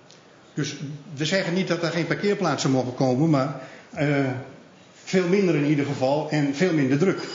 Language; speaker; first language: Dutch; native; Dutch